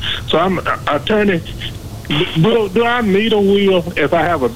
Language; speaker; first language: English; native; English